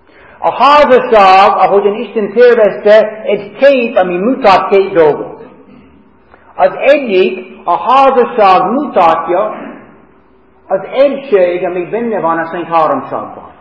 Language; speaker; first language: Hungarian; non-native, fluent; English